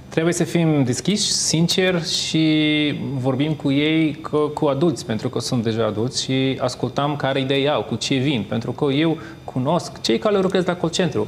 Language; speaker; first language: Romanian; non-native, fluent; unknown